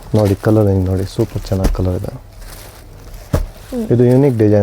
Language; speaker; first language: Kannada; non-native, local second language; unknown